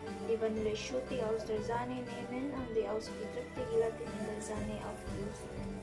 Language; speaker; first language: German; non-native, learner; Filipino